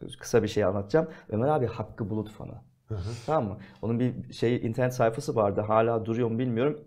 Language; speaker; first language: Turkish; early bilingual, heritage; Turkish